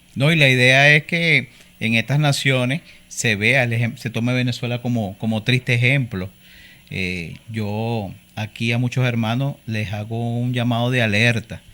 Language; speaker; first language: Spanish; native; Spanish